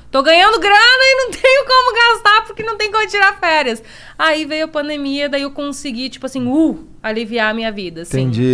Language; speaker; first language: Portuguese; native; Portuguese